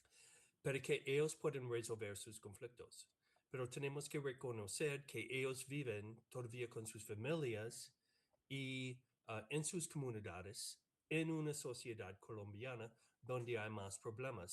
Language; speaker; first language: Spanish; non-native, fluent; English